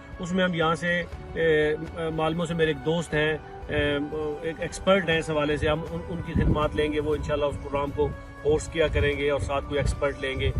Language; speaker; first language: Urdu; native; Urdu